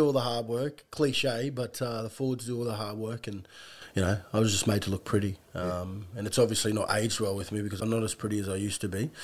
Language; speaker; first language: English; native; English